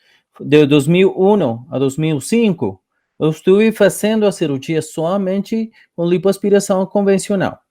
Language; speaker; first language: Portuguese; non-native, fluent; Spanish